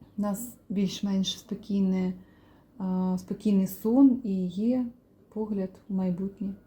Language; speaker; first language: Ukrainian; non-native, local second language; Russian